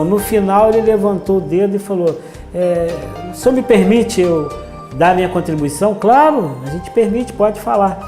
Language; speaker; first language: Portuguese; native; Portuguese